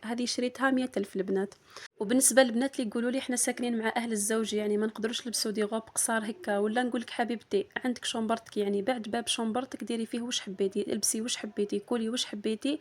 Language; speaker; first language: Arabic; native; Arabic